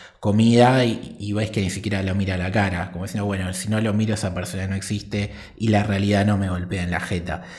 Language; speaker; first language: Spanish; native; Spanish